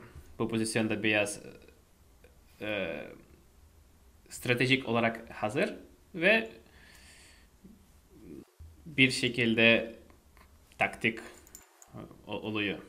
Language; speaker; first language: Turkish; non-native, fluent; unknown